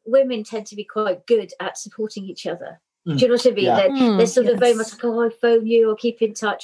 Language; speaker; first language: English; native; English